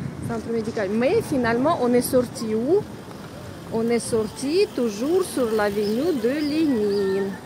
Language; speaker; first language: French; non-native, fluent; Russian